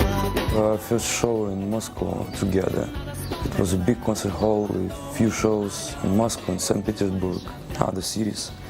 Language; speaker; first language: English; non-native, learner; Russian